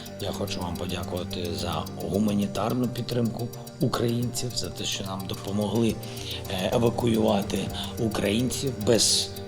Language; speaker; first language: Ukrainian; non-native, local second language; Russian